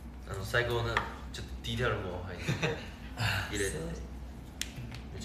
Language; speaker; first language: Japanese; non-native, fluent; Chinese